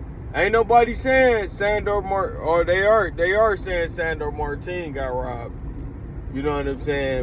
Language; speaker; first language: English; native; English